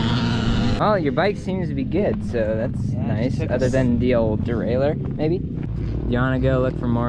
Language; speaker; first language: English; native; English